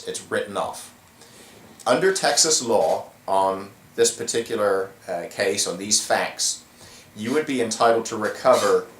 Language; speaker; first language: English; native; English